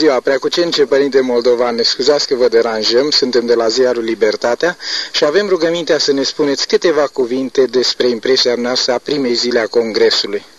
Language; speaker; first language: Romanian; native; Romanian